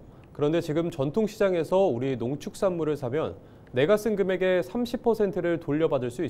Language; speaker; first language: Korean; native; Korean